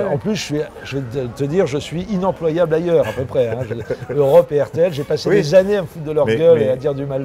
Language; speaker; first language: French; native; French